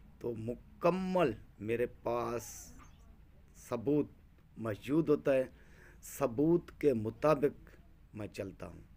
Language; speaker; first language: Urdu; non-native, local second language; Saraiki